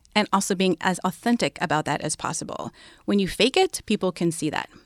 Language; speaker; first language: English; native; English